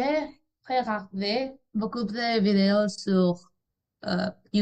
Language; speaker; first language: French; non-native, learner; Spanish